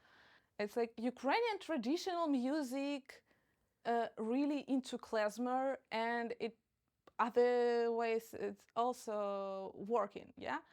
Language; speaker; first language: English; non-native, fluent; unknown